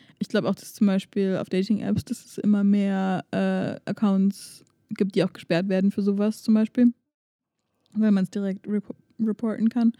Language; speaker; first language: German; native; German